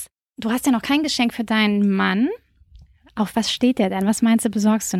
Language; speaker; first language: German; native; German